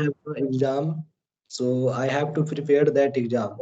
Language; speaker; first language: English; non-native, learner; Hindi